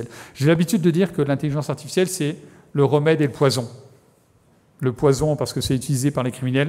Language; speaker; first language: French; native; French